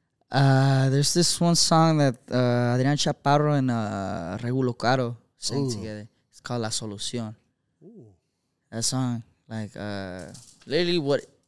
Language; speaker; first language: English; early bilingual, other home language; Spanish